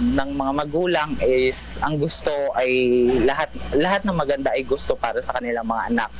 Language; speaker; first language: Filipino; native; Filipino